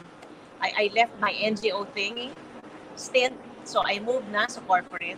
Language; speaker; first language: English; non-native, local second language; Filipino